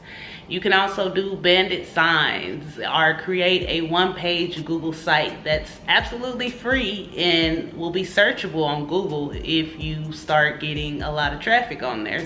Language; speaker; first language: English; native; English